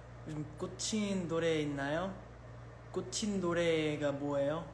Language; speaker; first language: Korean; early bilingual, heritage; English